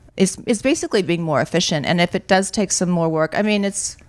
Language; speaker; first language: English; native; English